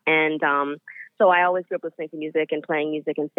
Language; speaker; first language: English; native; English